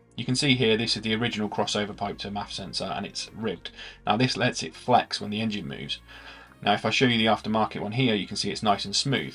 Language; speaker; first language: English; native; English